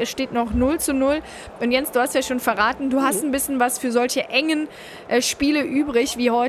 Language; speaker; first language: German; native; German